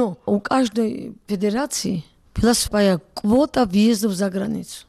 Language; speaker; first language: Russian; non-native, local second language; Georgian